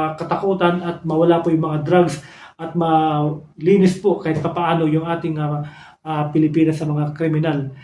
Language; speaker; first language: Filipino; non-native, local second language; Cebuano